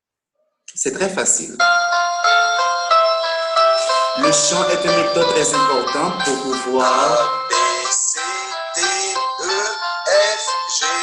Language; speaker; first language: French; non-native, local second language; Haitian Creole